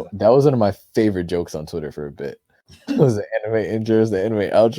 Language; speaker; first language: English; native; English